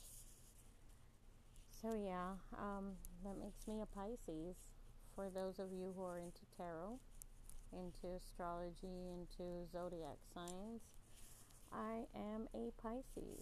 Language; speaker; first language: English; native; English